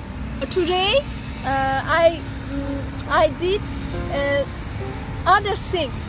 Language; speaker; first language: English; non-native, learner; Azerbaijani